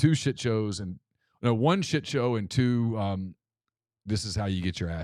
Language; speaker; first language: English; native; English